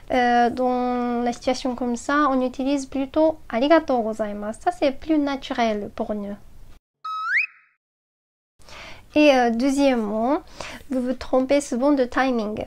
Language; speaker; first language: French; non-native, fluent; Japanese